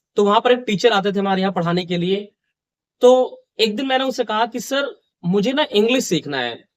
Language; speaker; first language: Hindi; native; Hindi